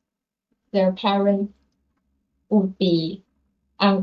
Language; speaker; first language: English; non-native, learner; Chinese